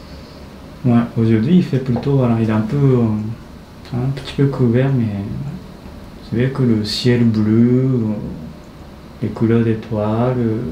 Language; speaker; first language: French; non-native, fluent; Japanese